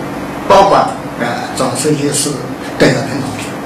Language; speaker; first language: Chinese; native; Chinese